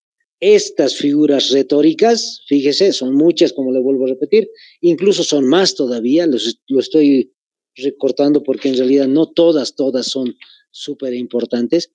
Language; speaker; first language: Spanish; native; Spanish